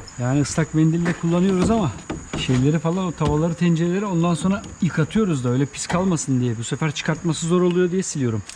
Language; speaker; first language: Turkish; native; Turkish